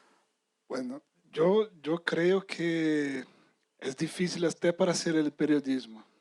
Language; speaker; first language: Spanish; non-native, fluent; Portuguese